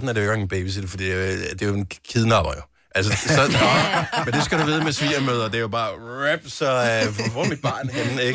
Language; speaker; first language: Danish; native; Danish